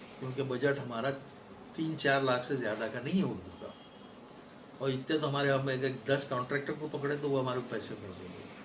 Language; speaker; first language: Urdu; native; Urdu